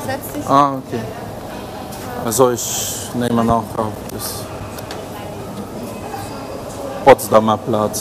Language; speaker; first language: German; non-native, learner; Ukrainian